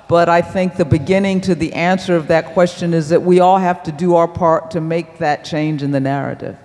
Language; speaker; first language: English; native; English